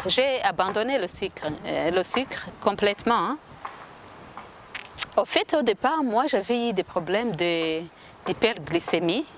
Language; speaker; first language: French; non-native, local second language; Kinyarwanda